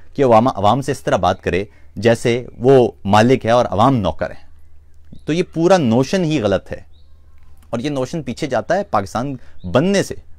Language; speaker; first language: Urdu; non-native, local second language; Punjabi